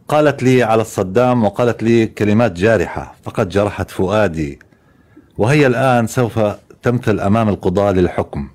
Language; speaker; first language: Arabic; native; Arabic